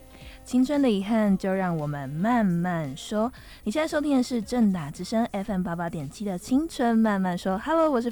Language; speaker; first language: Chinese; native; Chinese